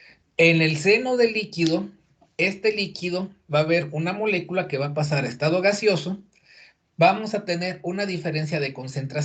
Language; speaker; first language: Spanish; native; Spanish